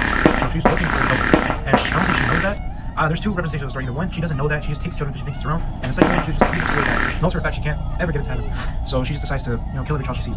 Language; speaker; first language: English; native; English